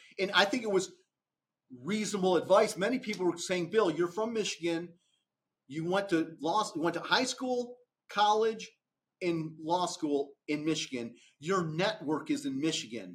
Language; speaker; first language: English; native; English